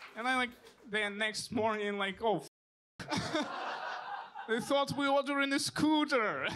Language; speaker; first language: English; non-native, fluent; Russian